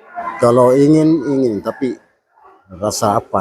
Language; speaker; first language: Indonesian; non-native, local second language; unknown